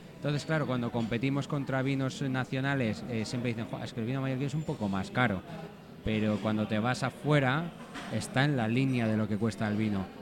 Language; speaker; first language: Spanish; native; Spanish